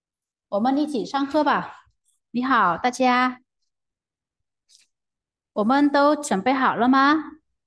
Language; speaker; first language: Chinese; non-native, fluent; Vietnamese